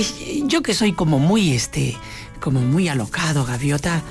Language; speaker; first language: Spanish; native; Spanish